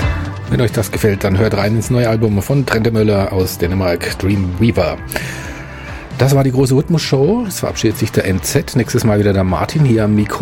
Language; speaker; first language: German; native; German